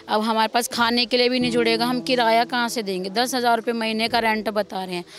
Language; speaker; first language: Hindi; native; Hindi